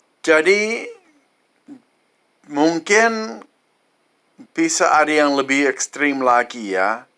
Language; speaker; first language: Indonesian; non-native, fluent; English